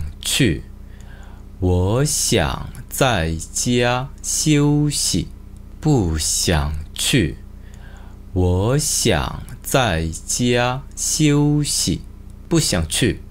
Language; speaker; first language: Chinese; non-native, fluent; Korean